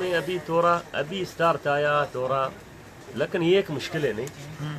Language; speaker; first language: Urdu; non-native, learner; Arabic